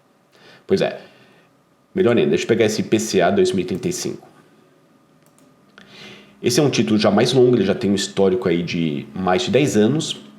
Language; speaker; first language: Portuguese; native; Portuguese